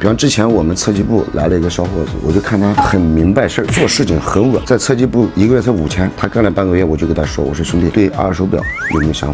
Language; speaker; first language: Chinese; native; Chinese